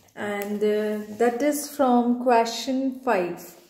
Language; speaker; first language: English; non-native, local second language; Punjabi